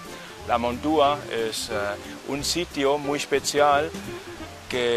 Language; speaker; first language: Spanish; non-native, fluent; German